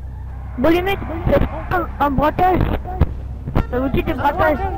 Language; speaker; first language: French; native; French